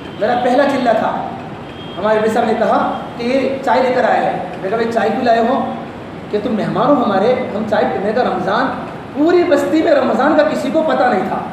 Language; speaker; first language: Urdu; non-native, local second language; Gujarati